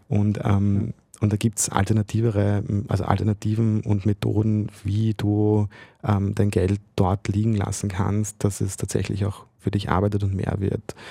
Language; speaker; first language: German; early bilingual, other home language; Bosnian